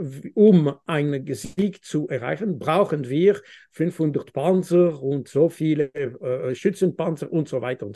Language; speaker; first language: German; non-native, fluent; French